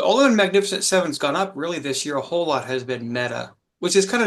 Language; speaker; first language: English; native; English